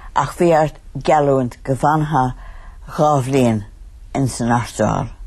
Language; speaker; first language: Irish; native; Irish